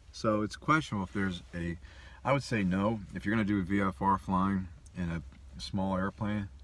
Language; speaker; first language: English; native; English